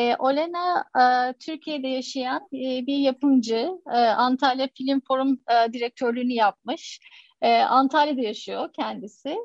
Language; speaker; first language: Turkish; native; Turkish